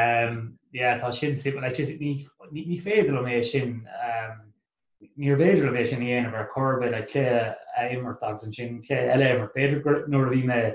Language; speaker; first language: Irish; non-native, local second language; English